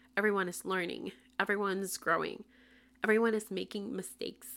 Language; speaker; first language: English; non-native, fluent; Spanish